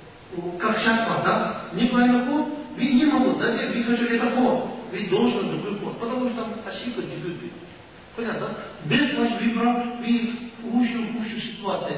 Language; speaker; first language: Russian; non-native, learner; Tibetan